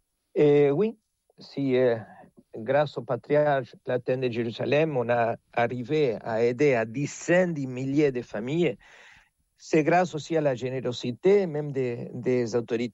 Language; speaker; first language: French; non-native, fluent; Spanish